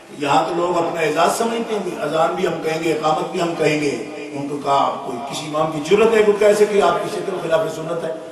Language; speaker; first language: Urdu; native; Urdu